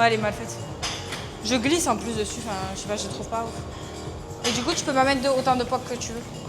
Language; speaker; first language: French; native; French